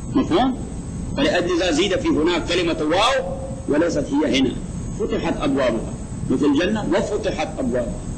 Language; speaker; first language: Arabic; non-native, fluent; Urdu